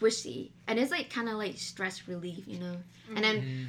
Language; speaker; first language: English; non-native, fluent; Vietnamese